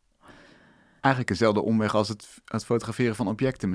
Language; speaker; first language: Dutch; native; Dutch